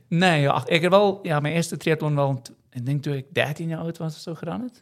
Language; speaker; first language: Dutch; non-native, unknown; English